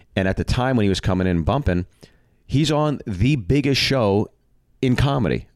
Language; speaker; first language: English; native; English